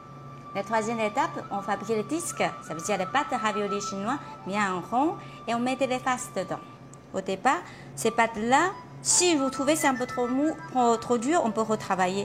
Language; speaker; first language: French; non-native, fluent; Chinese